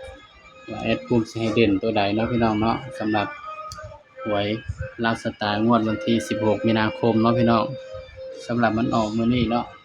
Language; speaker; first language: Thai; non-native, local second language; Lao